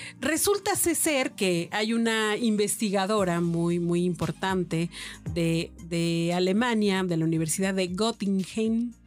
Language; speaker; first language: Spanish; native; Spanish